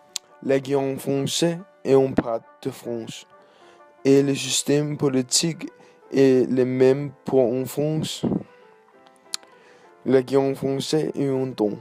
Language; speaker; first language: French; non-native, learner; Danish